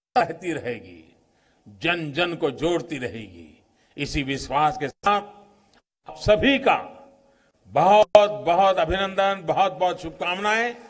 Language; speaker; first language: Hindi; non-native, local second language; Gujarati